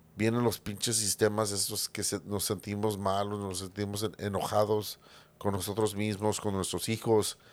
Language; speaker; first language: Spanish; early bilingual, heritage; Spanish